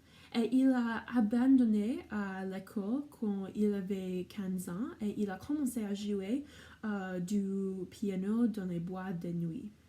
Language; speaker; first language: French; non-native, learner; English